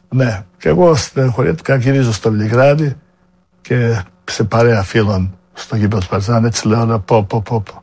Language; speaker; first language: Greek; non-native, fluent; Serbian